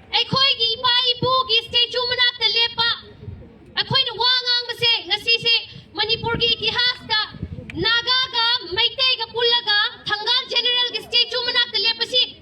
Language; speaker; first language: Manipuri; non-native, local second language; Tangkhul Naga (India)